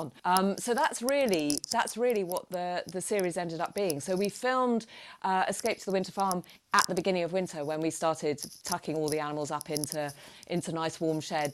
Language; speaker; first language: English; native; English